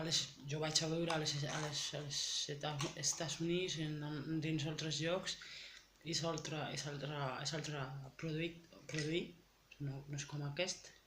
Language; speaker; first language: Catalan; non-native, learner; French